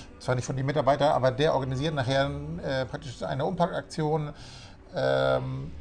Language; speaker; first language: German; native; German